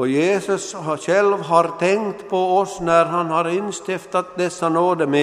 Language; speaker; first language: Swedish; non-native, local second language; Finnish